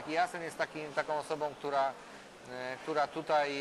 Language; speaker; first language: Polish; native; Polish